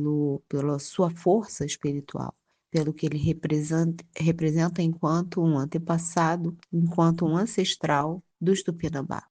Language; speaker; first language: Portuguese; native; Portuguese